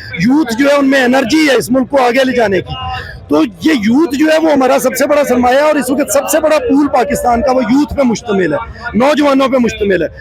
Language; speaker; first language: Urdu; native; Urdu